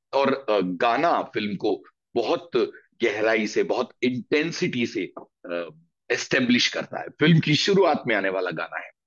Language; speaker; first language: Hindi; native; Hindi